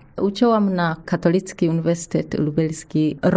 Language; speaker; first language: Polish; non-native, learner; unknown